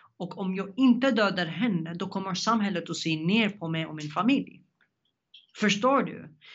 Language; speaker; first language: Swedish; non-native, fluent; Arabic